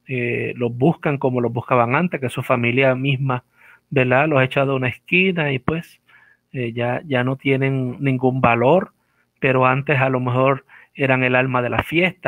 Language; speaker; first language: Spanish; native; Spanish